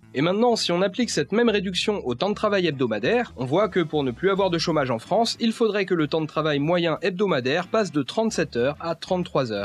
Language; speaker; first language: French; native; French